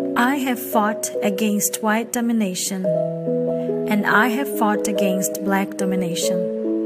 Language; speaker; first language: English; non-native, fluent; Portuguese